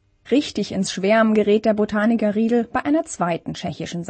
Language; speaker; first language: German; native; German